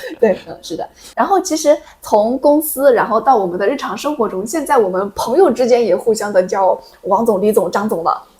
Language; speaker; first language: Chinese; native; Chinese